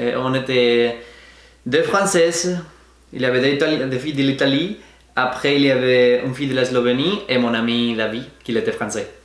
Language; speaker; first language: French; non-native, fluent; Spanish